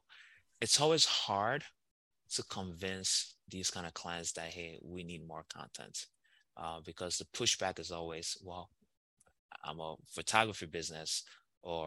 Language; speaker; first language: English; non-native, local second language; Igbo